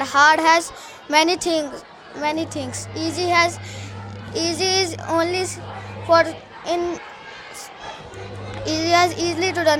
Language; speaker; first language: English; non-native, learner; Hindi